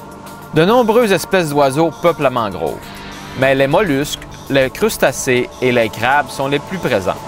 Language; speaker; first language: French; native; French